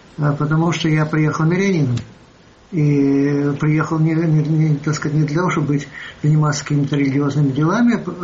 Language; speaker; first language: Russian; native; Russian